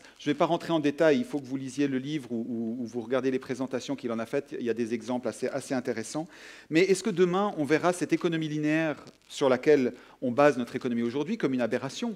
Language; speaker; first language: French; native; French